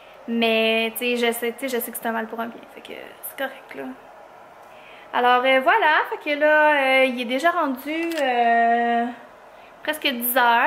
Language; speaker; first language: French; native; French